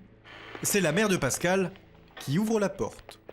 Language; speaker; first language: French; native; French